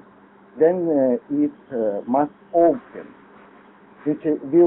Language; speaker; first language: English; non-native, learner; Lithuanian